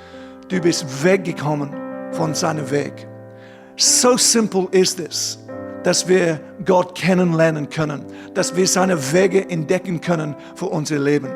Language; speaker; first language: German; non-native, fluent; English